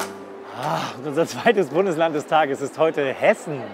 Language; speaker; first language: German; native; German